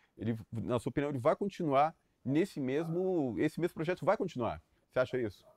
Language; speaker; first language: Portuguese; native; Portuguese